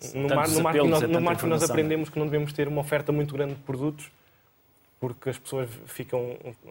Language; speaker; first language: Portuguese; native; Portuguese